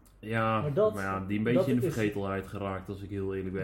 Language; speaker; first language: Dutch; native; Dutch